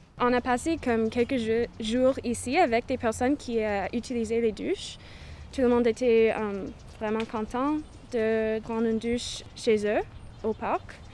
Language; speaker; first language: French; non-native, local second language; English